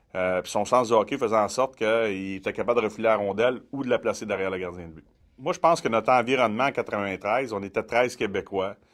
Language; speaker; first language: French; native; French